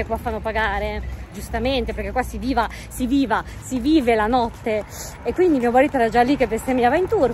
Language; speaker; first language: Italian; native; Italian